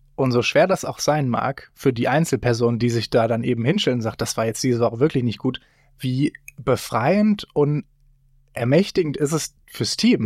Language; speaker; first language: German; native; German